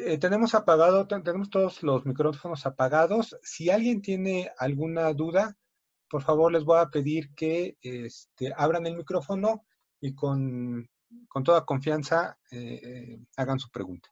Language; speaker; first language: Spanish; native; Spanish